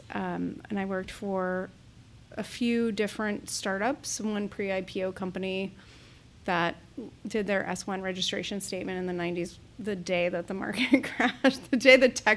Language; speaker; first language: English; native; English